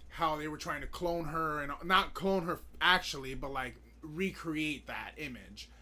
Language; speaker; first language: English; native; English